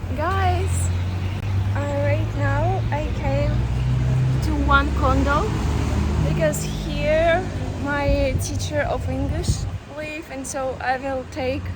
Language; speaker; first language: English; non-native, learner; Russian